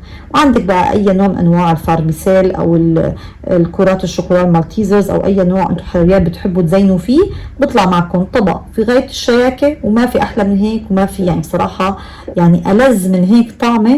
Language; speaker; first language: Arabic; native; Arabic